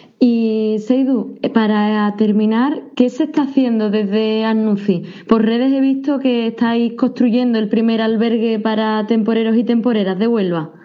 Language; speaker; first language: Spanish; native; Spanish